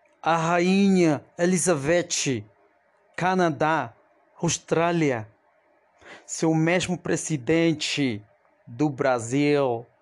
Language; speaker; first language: Portuguese; non-native, fluent; Spanish